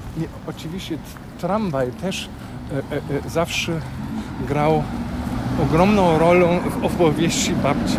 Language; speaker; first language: Polish; non-native, fluent; German